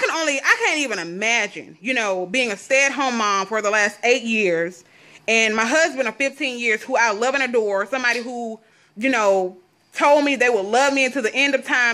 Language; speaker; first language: English; native; English